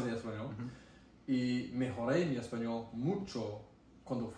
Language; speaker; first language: Spanish; non-native, learner; English